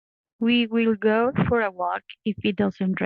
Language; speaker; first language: English; non-native, learner; Spanish